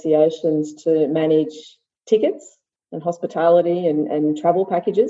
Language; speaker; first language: English; native; English